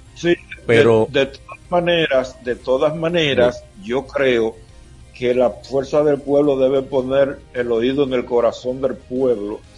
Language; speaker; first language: Spanish; native; Spanish